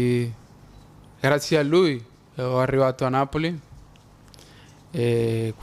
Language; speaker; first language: Italian; non-native, fluent; Spanish